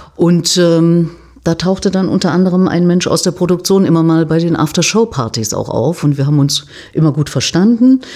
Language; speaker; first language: German; native; German